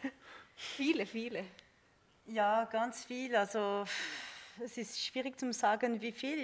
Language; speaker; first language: German; non-native, fluent; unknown